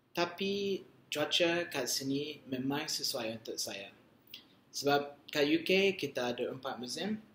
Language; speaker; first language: Malay; non-native, learner; English